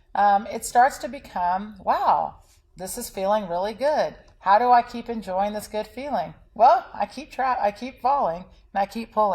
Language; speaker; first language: English; native; English